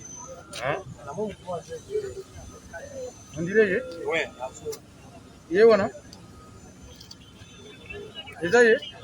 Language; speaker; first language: French; non-native, local second language; Lingala